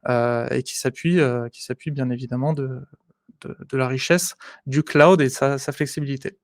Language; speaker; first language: French; native; French